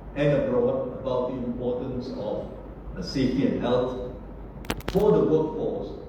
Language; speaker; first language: English; non-native, local second language; Malay